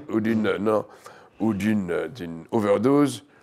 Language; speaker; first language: French; native; French